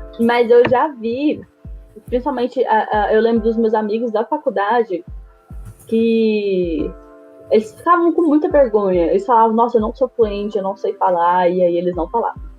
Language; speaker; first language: Portuguese; native; Portuguese